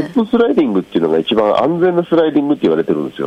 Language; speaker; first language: Japanese; native; Japanese